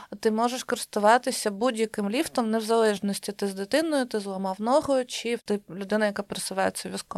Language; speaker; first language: Ukrainian; non-native, local second language; Russian